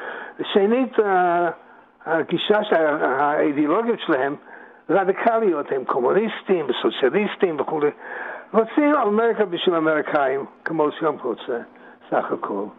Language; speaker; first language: Hebrew; non-native, fluent; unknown